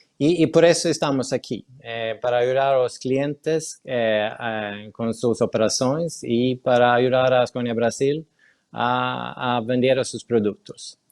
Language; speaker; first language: Portuguese; non-native, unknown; Spanish